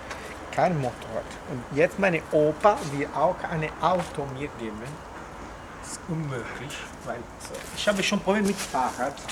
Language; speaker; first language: German; non-native, learner; Italian